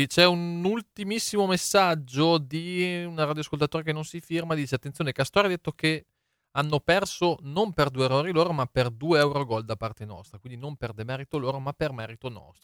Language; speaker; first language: Italian; native; Italian